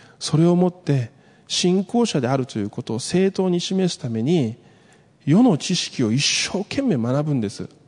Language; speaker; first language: Japanese; early bilingual, other home language; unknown